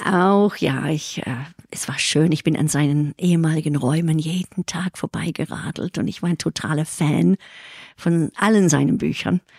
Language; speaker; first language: German; early bilingual, heritage; English